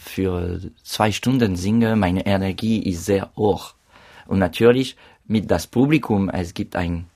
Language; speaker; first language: German; non-native, learner; French